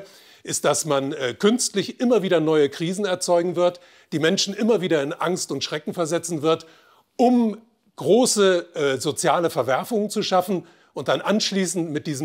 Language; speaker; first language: German; native; German